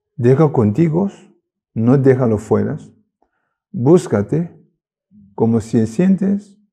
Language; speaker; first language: Spanish; non-native, learner; Tibetan